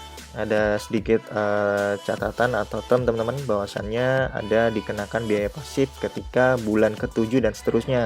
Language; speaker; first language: Indonesian; native; Indonesian